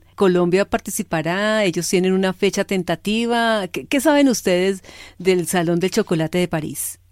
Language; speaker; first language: Spanish; native; Spanish